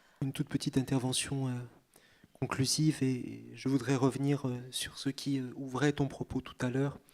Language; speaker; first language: French; native; French